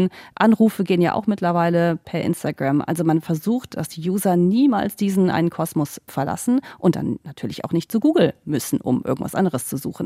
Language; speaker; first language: German; native; German